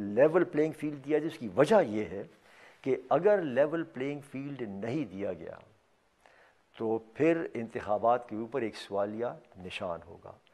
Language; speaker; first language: Urdu; non-native, local second language; Pashto